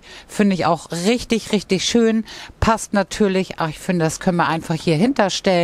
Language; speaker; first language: German; native; German